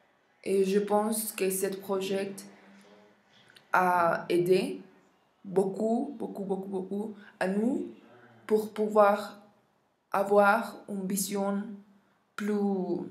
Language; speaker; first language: French; non-native, learner; Spanish